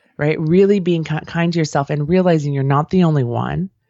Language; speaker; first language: English; native; English